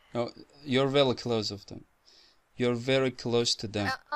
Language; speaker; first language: English; non-native, fluent; Turkish